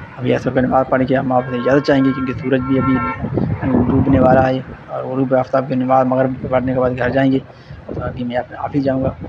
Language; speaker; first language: Urdu; non-native, local second language; Sindhi